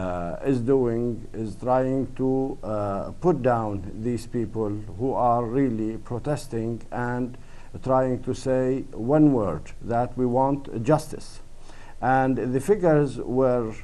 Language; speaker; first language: English; non-native, fluent; Arabic